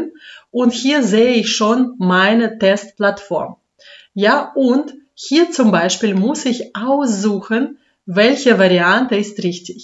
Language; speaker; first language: German; non-native, fluent; Russian